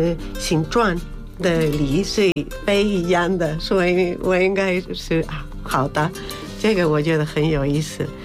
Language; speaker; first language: Chinese; non-native, learner; Spanish